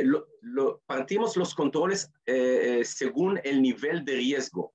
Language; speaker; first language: Spanish; non-native, fluent; Hebrew